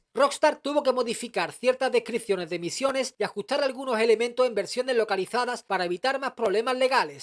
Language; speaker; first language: Spanish; native; Spanish